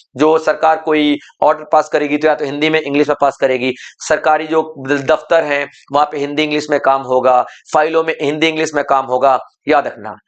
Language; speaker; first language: Hindi; native; Hindi